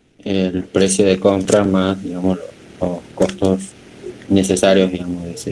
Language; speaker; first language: Spanish; native; Spanish